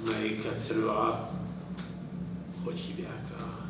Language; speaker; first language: Hungarian; non-native, fluent; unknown